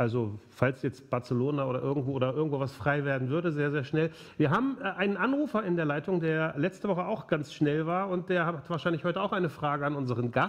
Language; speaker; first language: German; native; German